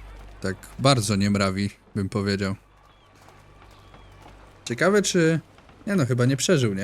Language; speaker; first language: Polish; native; Polish